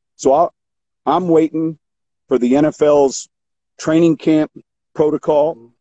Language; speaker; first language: English; native; English